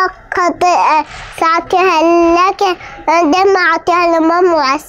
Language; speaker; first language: Arabic; early bilingual, heritage; Arabic